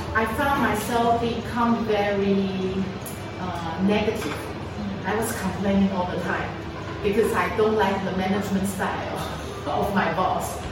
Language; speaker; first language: English; non-native, fluent; Chinese